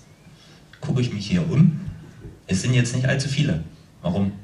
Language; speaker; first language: German; native; German